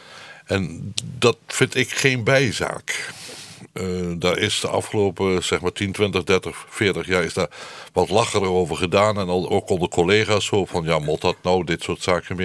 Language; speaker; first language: Dutch; native; Dutch